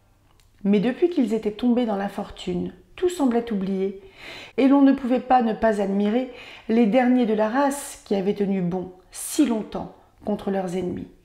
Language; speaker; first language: French; native; French